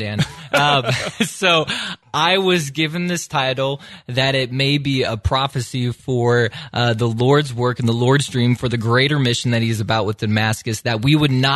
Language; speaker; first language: English; native; English